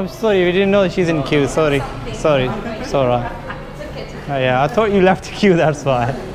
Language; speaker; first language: English; non-native, local second language; Urdu